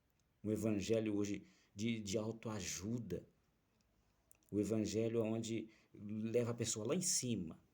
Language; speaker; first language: Portuguese; native; Portuguese